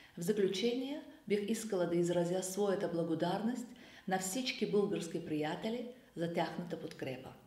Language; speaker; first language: Bulgarian; non-native, fluent; Azerbaijani